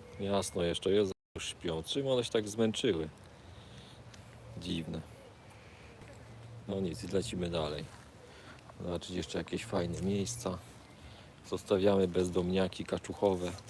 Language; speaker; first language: Polish; native; Polish